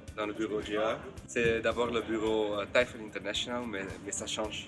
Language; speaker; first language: French; non-native, fluent; Dutch